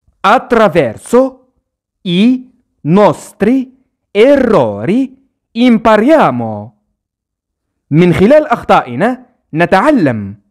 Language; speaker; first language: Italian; non-native, fluent; Arabic